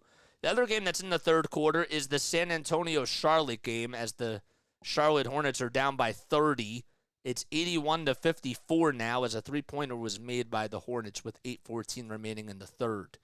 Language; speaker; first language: English; native; English